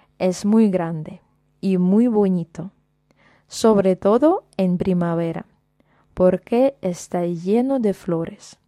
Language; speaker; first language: Spanish; non-native, fluent; Russian